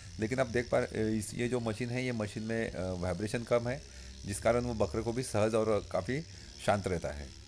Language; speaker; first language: Hindi; non-native, local second language; Marathi